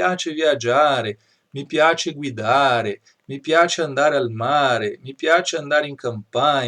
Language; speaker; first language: Italian; non-native, fluent; Portuguese